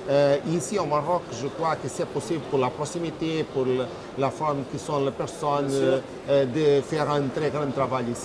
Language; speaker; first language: French; non-native, fluent; Portuguese